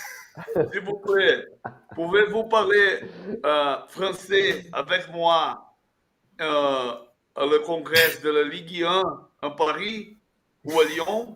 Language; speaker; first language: French; non-native, learner; Portuguese